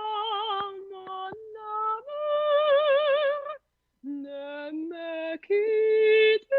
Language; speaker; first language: French; non-native, fluent; Russian